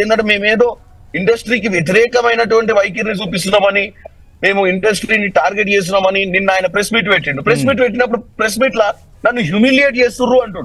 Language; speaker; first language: Telugu; native; Telugu